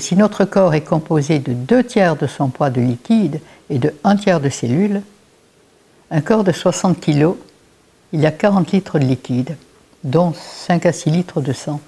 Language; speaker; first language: French; native; French